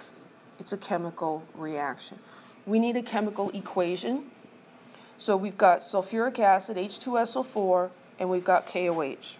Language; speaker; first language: English; native; English